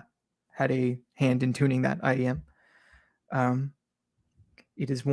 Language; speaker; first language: English; native; English